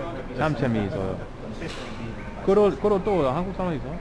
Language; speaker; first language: Korean; non-native, learner; English